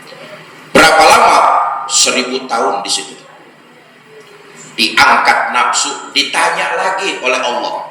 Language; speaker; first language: Indonesian; native; Indonesian